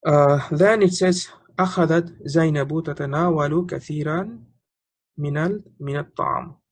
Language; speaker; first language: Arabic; non-native, fluent; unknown